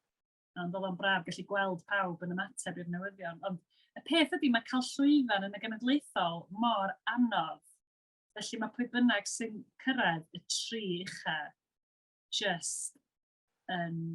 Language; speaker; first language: Welsh; native; Welsh